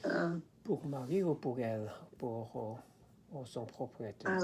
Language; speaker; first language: French; non-native, learner; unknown